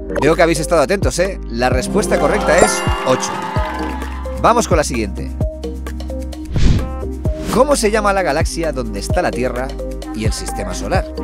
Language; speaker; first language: Spanish; native; Spanish